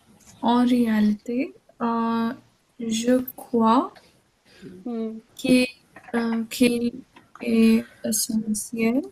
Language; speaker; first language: French; non-native, learner; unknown